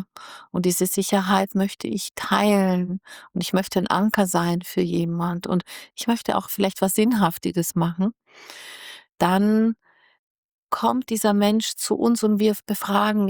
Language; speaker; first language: German; native; German